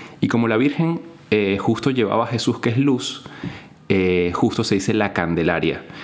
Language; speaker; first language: Spanish; native; Spanish